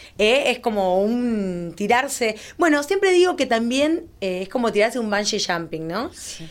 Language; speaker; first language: Spanish; native; Spanish